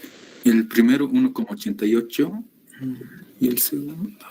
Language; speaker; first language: Spanish; native; Spanish